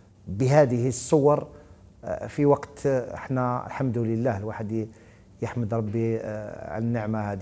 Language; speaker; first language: Arabic; native; Arabic